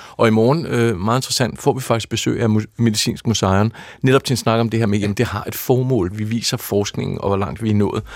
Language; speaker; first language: Danish; native; Danish